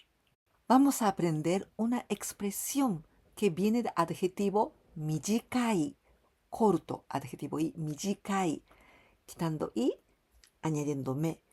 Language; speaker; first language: Spanish; non-native, fluent; Japanese